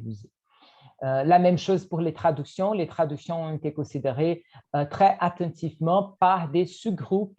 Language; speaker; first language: French; non-native, fluent; Portuguese